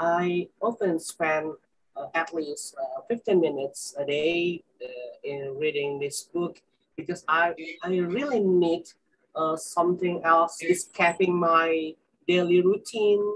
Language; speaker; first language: English; non-native, learner; Indonesian